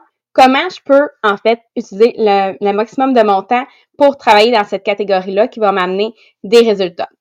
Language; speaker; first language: French; native; French